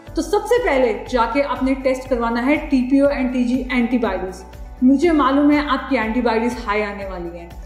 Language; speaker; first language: Hindi; native; Hindi